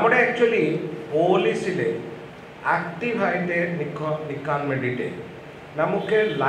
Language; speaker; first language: Malayalam; non-native, learner; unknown